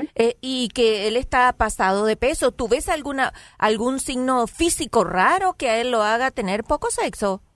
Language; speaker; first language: Spanish; native; Spanish